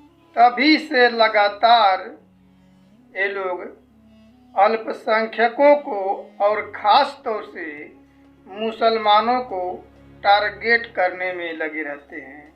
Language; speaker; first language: Hindi; native; Hindi